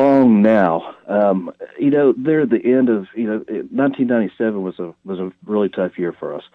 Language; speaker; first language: English; native; English